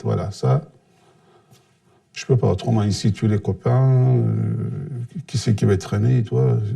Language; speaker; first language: French; non-native, learner; Turkish